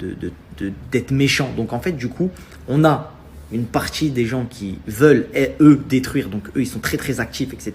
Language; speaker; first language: French; native; French